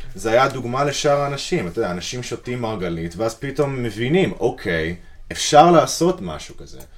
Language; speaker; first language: Hebrew; non-native, fluent; English